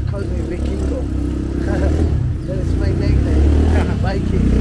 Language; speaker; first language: English; non-native, learner; Spanish